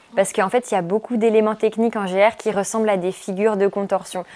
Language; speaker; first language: French; native; French